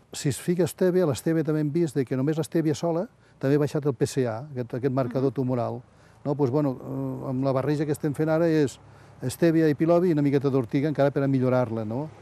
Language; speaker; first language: Catalan; native; Catalan